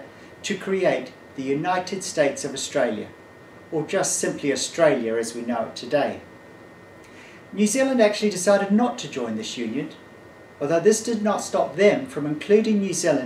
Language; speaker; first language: English; native; English